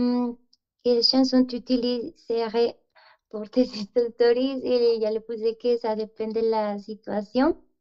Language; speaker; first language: French; non-native, learner; Spanish